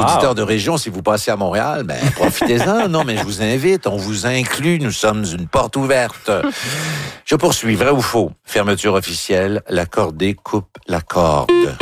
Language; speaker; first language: French; native; French